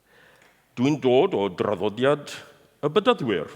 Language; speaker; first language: Welsh; non-native, fluent; English